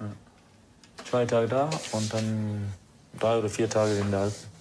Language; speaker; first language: German; non-native, fluent; Danish